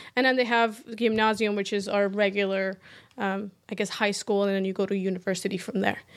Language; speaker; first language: English; early bilingual, other home language; Persian